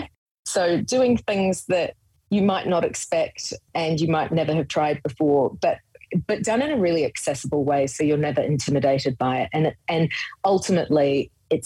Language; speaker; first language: English; native; English